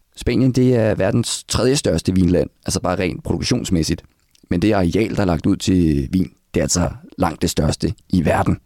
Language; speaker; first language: Danish; native; Danish